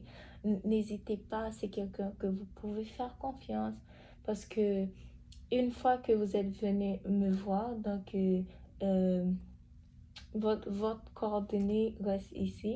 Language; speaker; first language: French; native; French